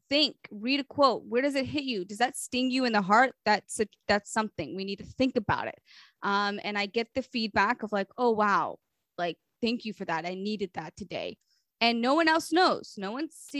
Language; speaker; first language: English; native; English